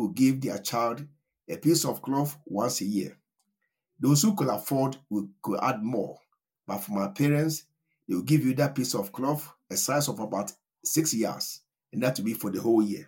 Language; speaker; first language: English; non-native, local second language; Akan